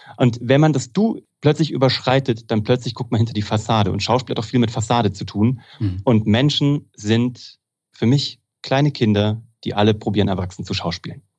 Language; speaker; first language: German; native; German